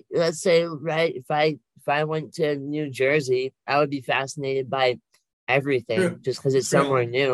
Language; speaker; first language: English; native; English